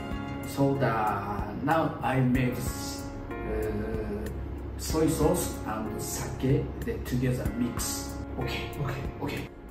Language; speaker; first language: English; non-native, learner; Japanese